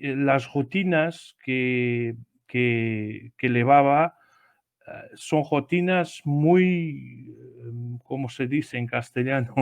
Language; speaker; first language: Spanish; non-native, learner; Portuguese